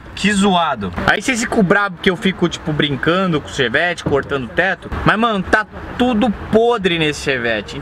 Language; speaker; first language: Portuguese; native; Portuguese